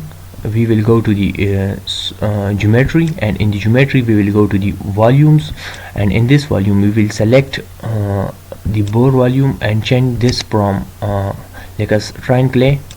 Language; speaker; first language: English; non-native, local second language; Urdu